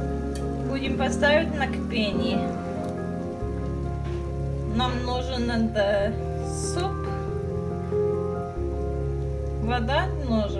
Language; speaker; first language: Russian; non-native, local second language; Tajik